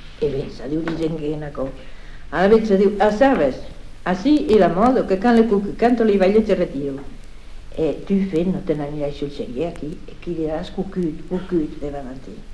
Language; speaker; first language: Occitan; native; Occitan